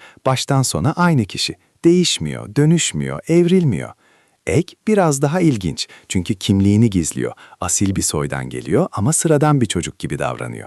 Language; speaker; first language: Turkish; native; Turkish